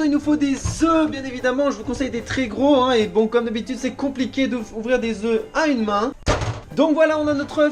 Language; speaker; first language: French; native; French